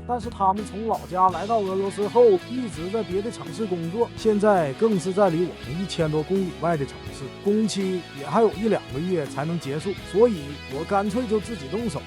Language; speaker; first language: Chinese; native; Chinese